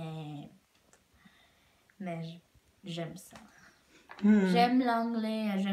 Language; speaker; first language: French; non-native, learner; Czech